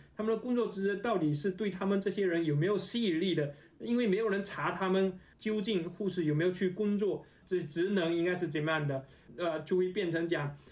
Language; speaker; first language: Chinese; native; Chinese